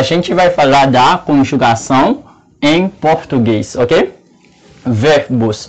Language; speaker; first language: Portuguese; non-native, learner; Haitian Creole